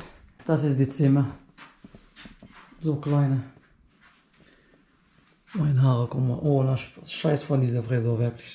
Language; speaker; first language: German; non-native, fluent; Arabic